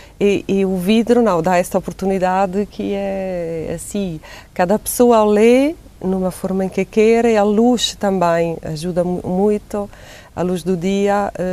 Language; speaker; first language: Portuguese; non-native, fluent; Italian